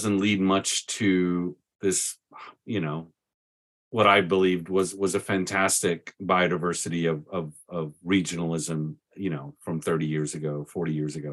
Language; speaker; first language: English; native; English